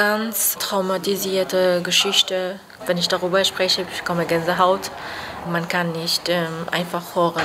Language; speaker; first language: German; non-native, fluent; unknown